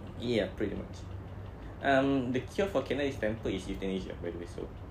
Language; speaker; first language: English; non-native, local second language; Malay